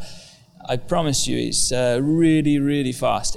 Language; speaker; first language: English; native; English